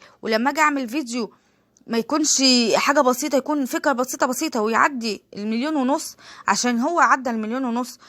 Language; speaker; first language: Arabic; native; Arabic